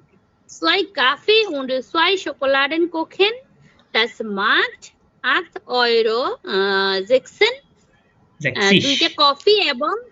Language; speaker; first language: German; non-native, learner; Bangla